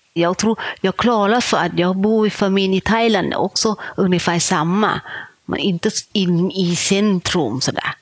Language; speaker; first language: Swedish; non-native, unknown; Thai